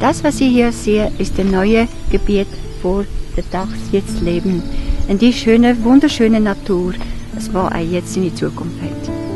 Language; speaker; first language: German; non-native, fluent; Afrikaans